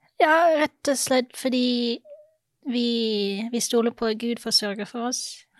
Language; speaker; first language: Norwegian; non-native, fluent; English